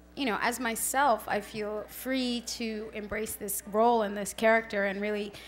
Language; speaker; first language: English; early bilingual, other home language; Spanish